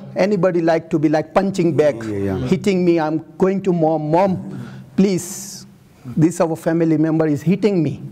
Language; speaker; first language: English; non-native, local second language; Gujarati